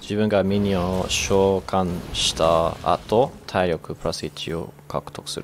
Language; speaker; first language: Japanese; non-native, fluent; English